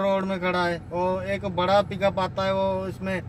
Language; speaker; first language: Hindi; non-native, learner; Nepali